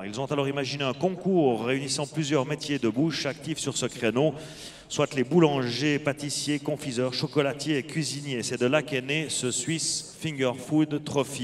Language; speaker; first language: French; native; French